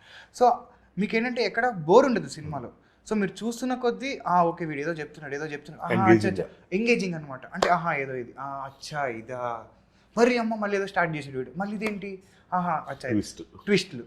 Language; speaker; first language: Telugu; native; Telugu